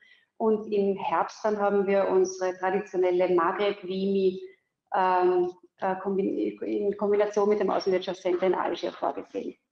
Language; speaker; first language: German; native; German